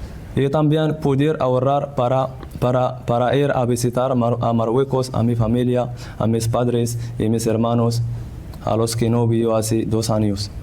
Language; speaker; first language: Spanish; non-native, learner; Central Atlas Tamazight